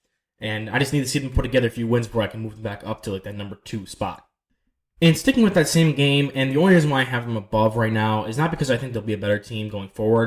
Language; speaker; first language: English; native; English